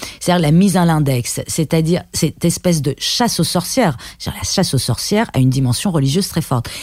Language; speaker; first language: French; early bilingual, other home language; Persian